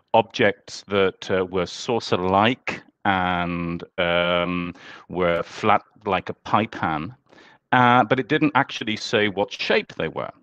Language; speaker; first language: English; native; English